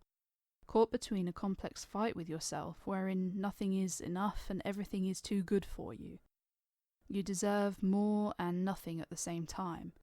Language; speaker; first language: English; native; English